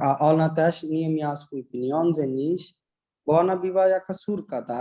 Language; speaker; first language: Polish; non-native, learner; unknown